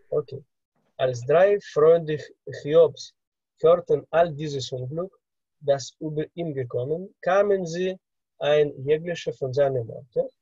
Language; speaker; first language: German; non-native, fluent; Russian